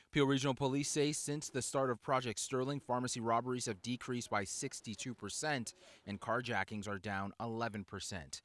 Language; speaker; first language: English; native; English